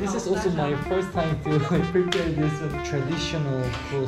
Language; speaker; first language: English; non-native, learner; Korean